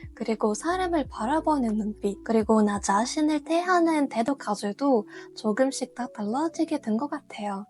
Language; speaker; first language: Korean; non-native, fluent; Russian